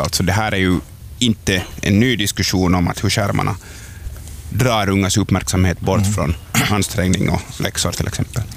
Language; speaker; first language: Swedish; native; Swedish